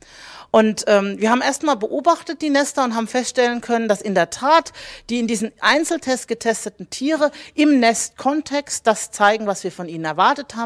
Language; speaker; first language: German; native; German